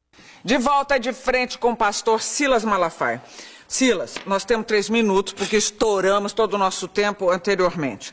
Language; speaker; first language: Portuguese; native; Portuguese